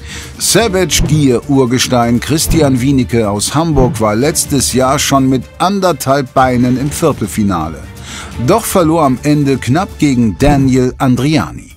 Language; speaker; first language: German; native; German